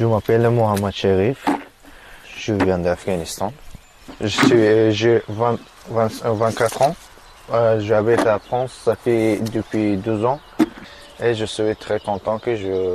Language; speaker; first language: French; non-native, learner; Persian